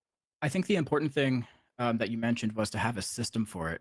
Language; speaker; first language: English; native; English